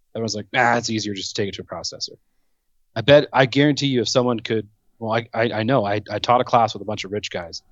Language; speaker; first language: English; native; English